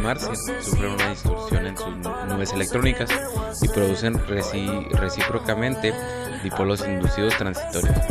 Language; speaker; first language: Spanish; native; Spanish